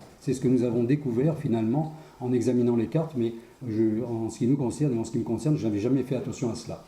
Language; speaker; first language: French; native; French